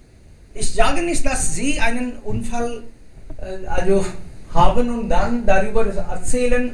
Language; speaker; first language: German; non-native, fluent; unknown